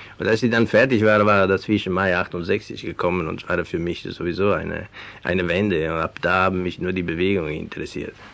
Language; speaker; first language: German; non-native, fluent; Venetian